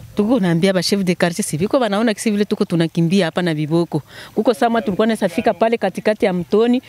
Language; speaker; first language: Swahili; native; Swahili